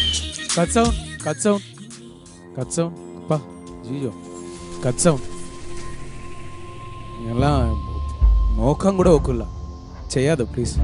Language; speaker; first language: Malayalam; non-native, learner; Tamil